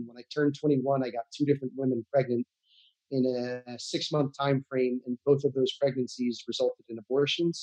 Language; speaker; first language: English; native; English